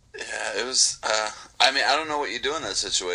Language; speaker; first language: English; native; English